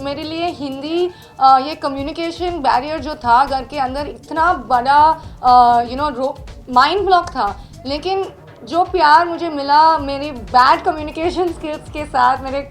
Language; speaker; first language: Hindi; non-native, local second language; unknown